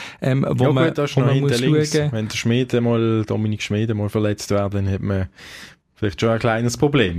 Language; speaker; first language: German; native; German